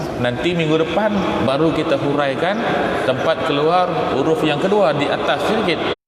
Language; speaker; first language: Malay; native; Malay